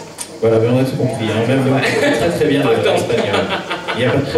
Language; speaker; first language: French; native; French